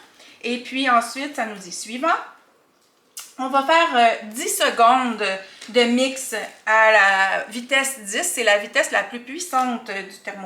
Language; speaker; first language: French; native; French